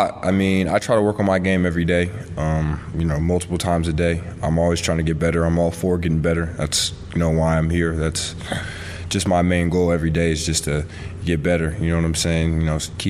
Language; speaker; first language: English; native; English